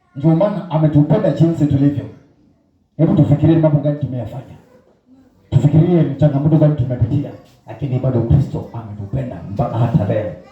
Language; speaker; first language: Swahili; non-native, local second language; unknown